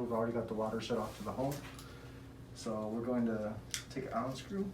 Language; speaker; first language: English; native; English